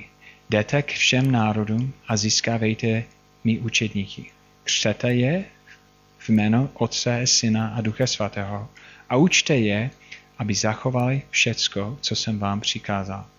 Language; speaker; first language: Czech; non-native, fluent; English